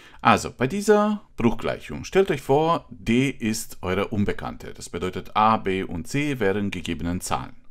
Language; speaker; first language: German; non-native, fluent; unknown